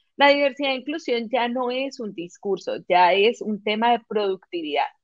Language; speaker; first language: Spanish; native; Spanish